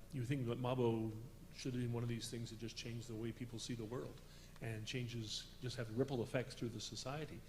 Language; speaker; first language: English; native; English